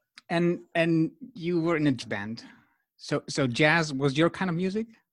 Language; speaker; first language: English; non-native, fluent; Dutch